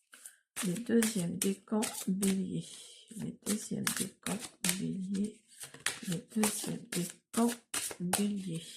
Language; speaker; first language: French; native; French